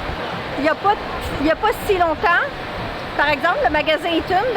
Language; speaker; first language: French; native; French